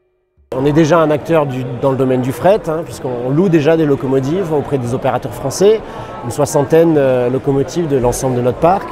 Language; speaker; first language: French; native; French